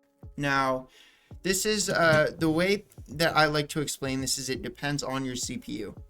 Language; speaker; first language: English; native; English